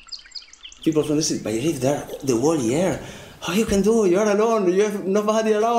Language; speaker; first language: English; non-native, learner; Italian